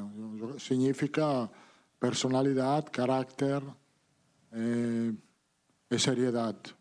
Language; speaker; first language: Portuguese; non-native, learner; Italian